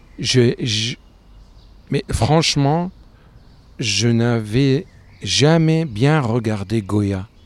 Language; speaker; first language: French; non-native, fluent; Arabic